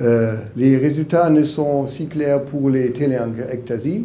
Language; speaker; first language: French; non-native, learner; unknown